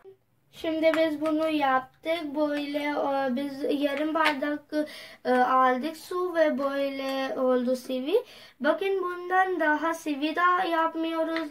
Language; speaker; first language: Turkish; non-native, fluent; Urdu